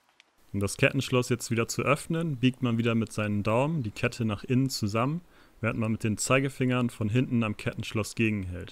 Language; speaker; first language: German; native; German